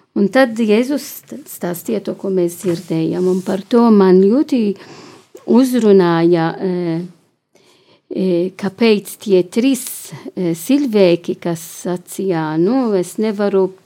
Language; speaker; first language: Latvian; non-native, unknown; Maltese